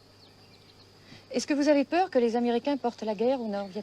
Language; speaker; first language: French; native; French